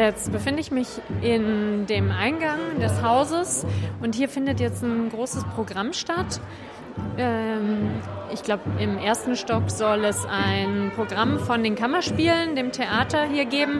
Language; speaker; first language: German; native; German